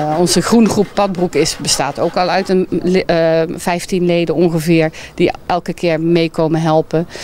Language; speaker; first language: Dutch; native; Dutch